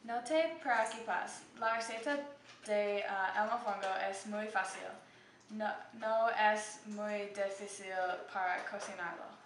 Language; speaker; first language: Spanish; non-native, learner; English